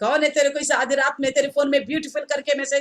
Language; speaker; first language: Hindi; non-native, local second language; Telugu